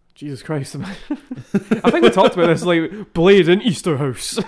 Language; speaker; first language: English; native; English